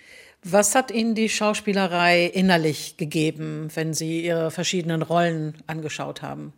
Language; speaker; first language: German; native; German